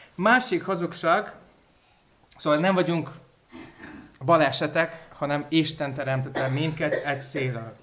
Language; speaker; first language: Hungarian; non-native, fluent; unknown